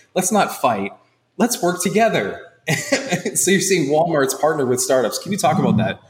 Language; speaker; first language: English; native; English